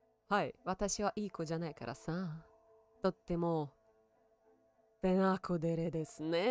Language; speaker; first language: Japanese; non-native, learner; Russian